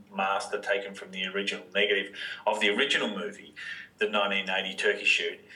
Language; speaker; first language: English; native; English